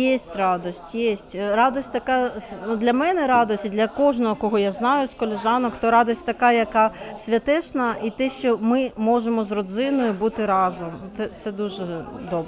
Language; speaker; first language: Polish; non-native, learner; Ukrainian